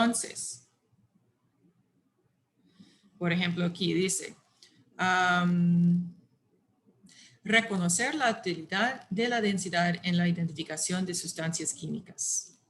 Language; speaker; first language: Spanish; non-native, fluent; English